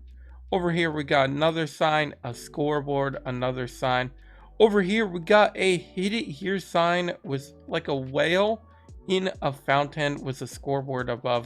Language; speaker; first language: English; native; English